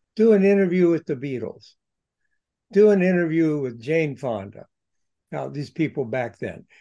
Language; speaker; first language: English; native; English